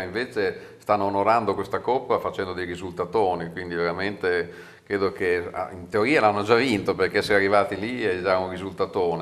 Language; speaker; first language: Italian; native; Italian